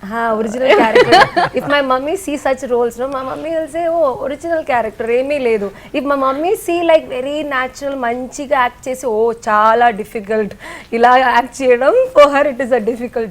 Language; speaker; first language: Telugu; non-native, learner; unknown